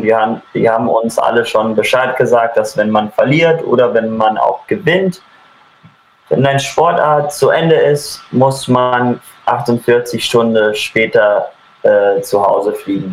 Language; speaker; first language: German; early bilingual, heritage; German